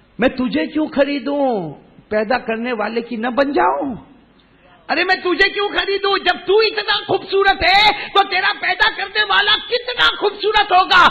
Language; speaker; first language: Urdu; native; Urdu